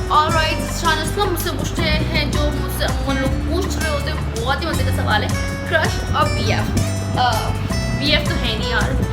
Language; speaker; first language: Urdu; native; Urdu